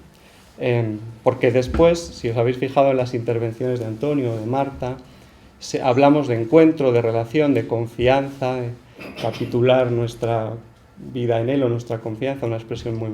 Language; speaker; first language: Spanish; native; Spanish